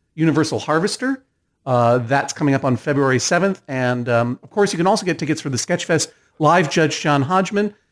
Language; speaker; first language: English; native; English